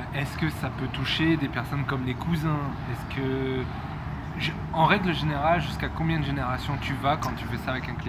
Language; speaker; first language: French; native; French